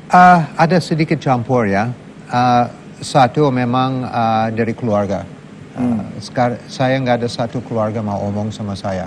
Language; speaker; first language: Indonesian; non-native, learner; English